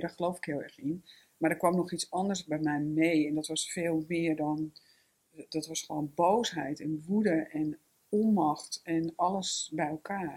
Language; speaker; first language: Dutch; native; Dutch